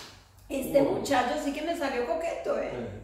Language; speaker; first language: Spanish; native; Spanish